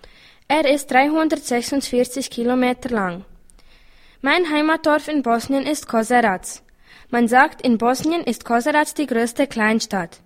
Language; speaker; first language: German; early bilingual, other home language; Bosnian